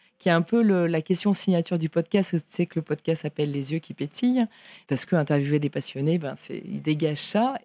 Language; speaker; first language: French; native; French